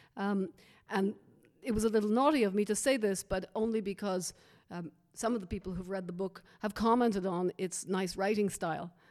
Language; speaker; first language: English; native; English